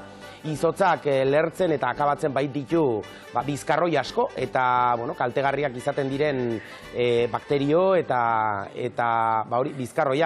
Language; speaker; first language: Basque; native; Basque